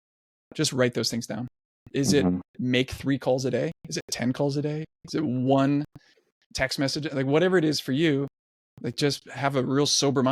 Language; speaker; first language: English; native; English